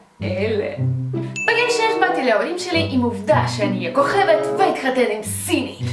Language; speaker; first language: Hebrew; non-native, fluent; Russian